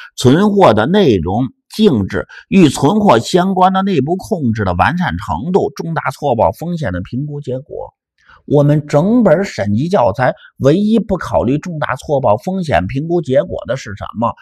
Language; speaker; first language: Chinese; native; Chinese